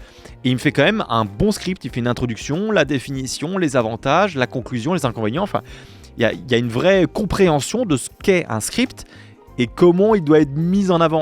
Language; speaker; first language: French; native; French